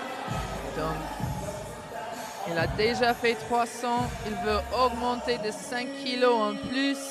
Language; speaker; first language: French; non-native, fluent; English